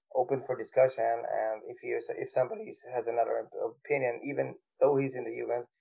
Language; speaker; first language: English; non-native, fluent; German